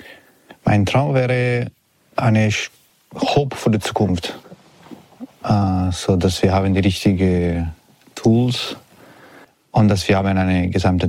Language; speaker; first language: German; non-native, learner; Italian